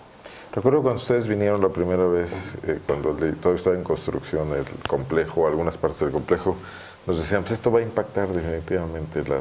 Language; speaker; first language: Spanish; native; Spanish